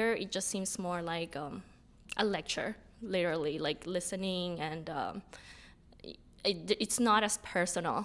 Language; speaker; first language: English; non-native, fluent; Spanish